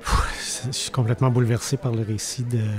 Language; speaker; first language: French; native; French